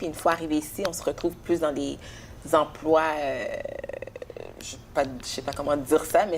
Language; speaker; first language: French; native; French